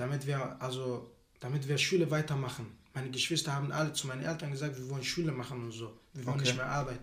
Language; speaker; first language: German; non-native, learner; Arabic